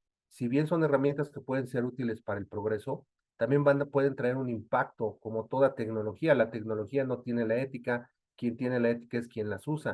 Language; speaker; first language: Spanish; native; Spanish